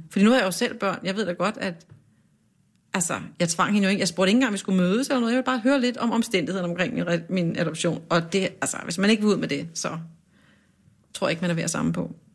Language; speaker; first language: Danish; native; Danish